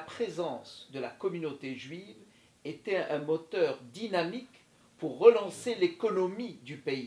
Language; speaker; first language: French; native; French